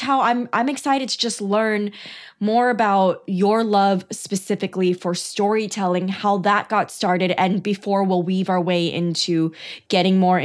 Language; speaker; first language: English; early bilingual, other home language; Chinese